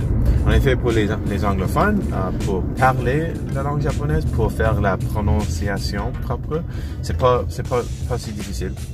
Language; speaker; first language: French; non-native, learner; English